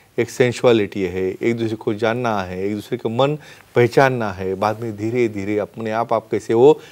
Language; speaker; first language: Hindi; non-native, local second language; Marathi